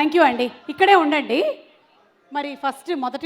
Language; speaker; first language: Telugu; native; Telugu